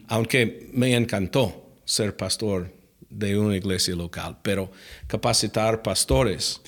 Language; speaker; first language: Spanish; non-native, fluent; English